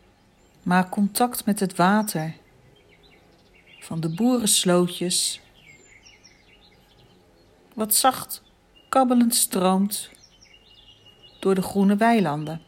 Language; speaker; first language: Dutch; native; Dutch